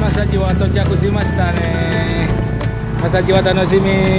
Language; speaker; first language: Japanese; non-native, learner; Indonesian